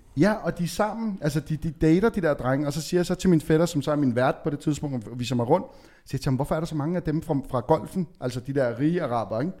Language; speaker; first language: Danish; native; Danish